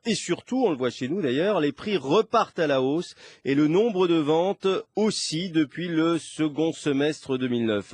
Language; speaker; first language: French; native; French